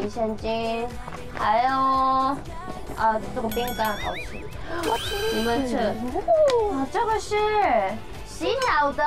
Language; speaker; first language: Chinese; non-native, fluent; Korean